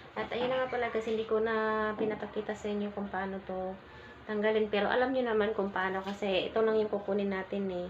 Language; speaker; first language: Filipino; non-native, local second language; Cebuano